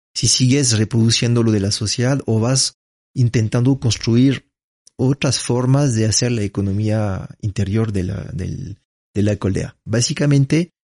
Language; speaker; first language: Spanish; non-native, fluent; French